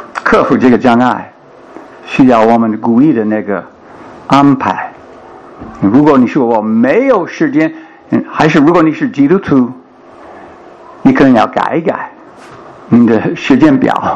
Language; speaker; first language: Chinese; non-native, fluent; English